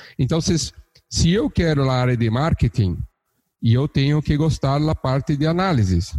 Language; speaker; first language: Portuguese; native; Portuguese